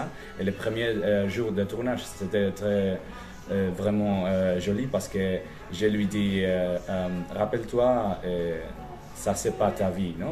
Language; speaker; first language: French; non-native, fluent; Spanish